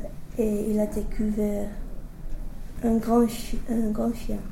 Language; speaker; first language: French; non-native, learner; English